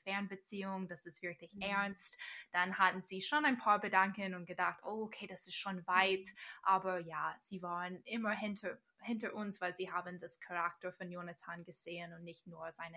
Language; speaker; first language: German; non-native, fluent; English